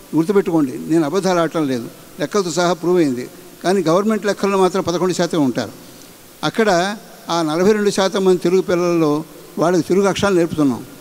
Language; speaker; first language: Telugu; native; Telugu